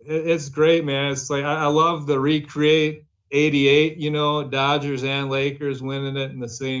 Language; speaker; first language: English; native; English